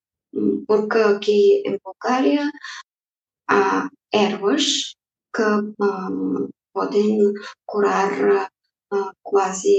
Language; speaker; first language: Portuguese; non-native, fluent; Bulgarian